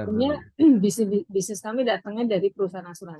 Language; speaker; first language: Indonesian; native; Indonesian